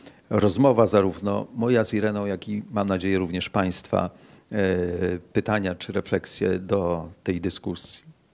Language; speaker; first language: Polish; native; Polish